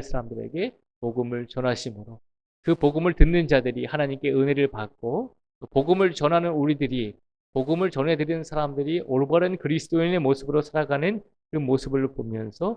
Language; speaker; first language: Korean; native; Korean